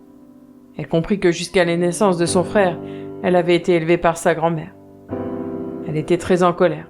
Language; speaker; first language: French; native; French